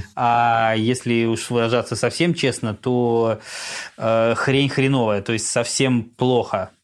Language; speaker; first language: Russian; native; Russian